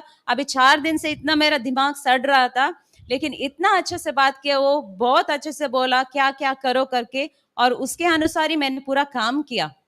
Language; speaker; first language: Hindi; non-native, local second language; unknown